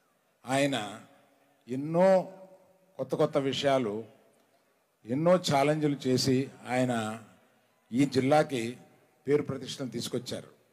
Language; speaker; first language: Telugu; native; Telugu